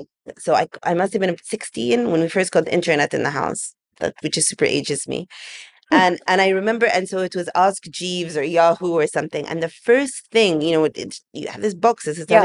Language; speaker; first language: English; native; English